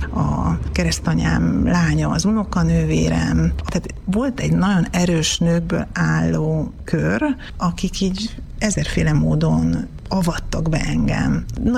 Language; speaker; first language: Hungarian; native; Hungarian